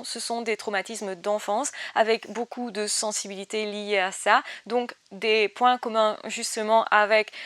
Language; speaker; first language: French; native; French